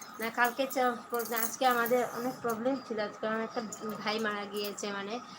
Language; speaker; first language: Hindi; non-native, local second language; Bangla